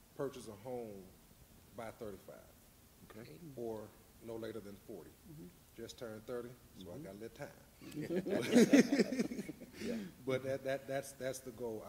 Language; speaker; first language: English; native; English